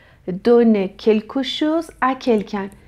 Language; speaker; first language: French; non-native, fluent; Persian